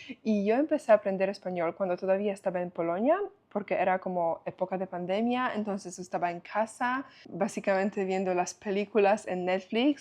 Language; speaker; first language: Spanish; non-native, fluent; Polish